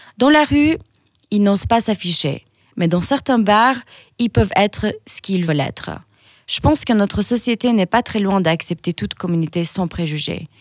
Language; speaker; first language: French; non-native, fluent; Albanian